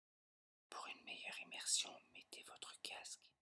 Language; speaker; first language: French; native; French